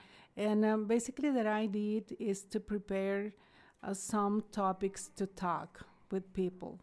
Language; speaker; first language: English; non-native, fluent; Spanish